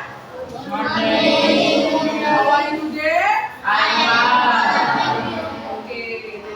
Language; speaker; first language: English; non-native, learner; Indonesian